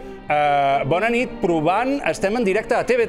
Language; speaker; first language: Catalan; native; Catalan